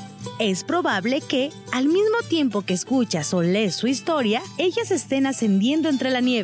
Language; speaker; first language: Spanish; native; Spanish